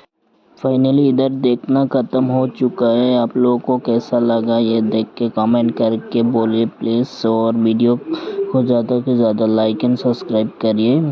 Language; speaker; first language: Hindi; non-native, local second language; Bangla